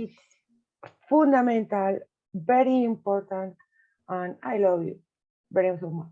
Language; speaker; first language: English; non-native, learner; Spanish